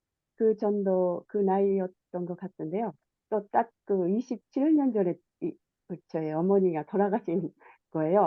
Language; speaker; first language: Korean; non-native, fluent; Japanese